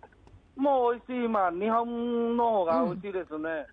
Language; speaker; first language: Japanese; non-native, learner; Vietnamese